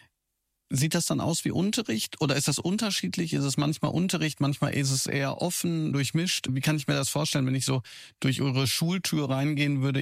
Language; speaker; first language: German; native; German